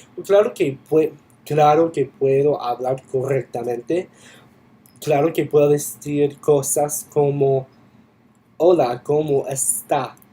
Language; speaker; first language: Spanish; non-native, fluent; English